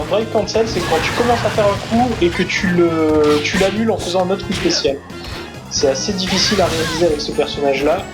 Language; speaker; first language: French; native; French